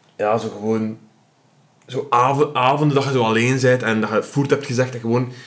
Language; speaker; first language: Dutch; native; Dutch